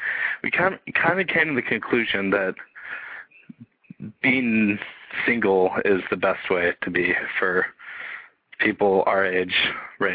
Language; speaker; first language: English; native; English